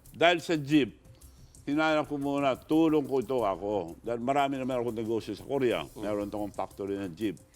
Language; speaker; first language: Filipino; non-native, local second language; Iloko